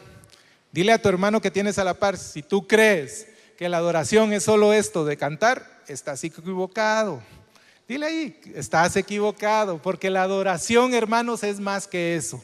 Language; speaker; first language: Spanish; native; Spanish